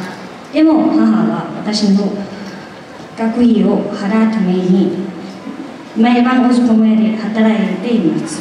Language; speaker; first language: Japanese; non-native, learner; Thai